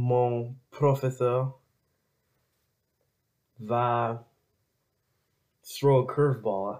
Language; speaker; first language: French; non-native, learner; English